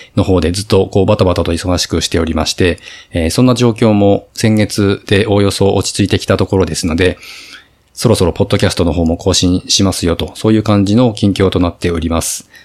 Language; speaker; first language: Japanese; native; Japanese